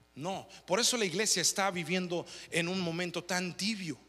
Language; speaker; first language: Spanish; early bilingual, heritage; Spanish